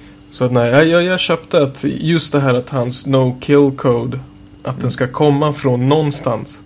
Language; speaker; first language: Swedish; native; Swedish